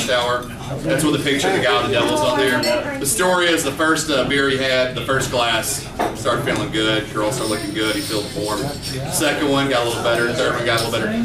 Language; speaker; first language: English; native; English